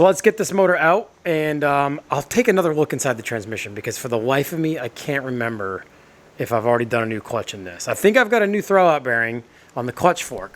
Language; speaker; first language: English; native; English